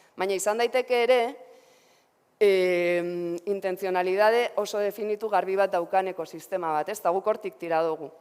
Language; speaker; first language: Basque; native; Basque